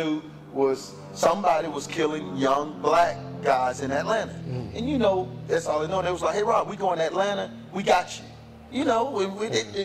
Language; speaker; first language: English; native; English